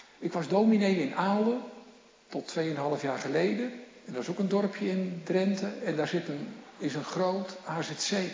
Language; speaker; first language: Dutch; native; Dutch